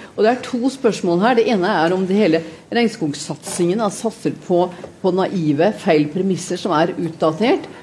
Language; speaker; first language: Norwegian; native; Norwegian